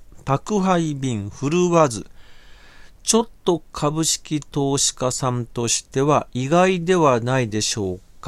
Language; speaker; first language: Japanese; native; Japanese